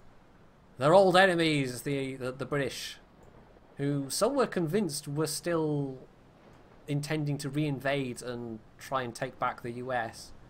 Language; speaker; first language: English; native; English